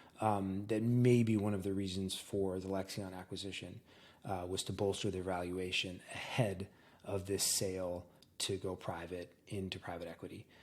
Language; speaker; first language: English; native; English